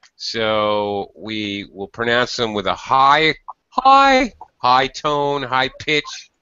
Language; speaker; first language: English; native; English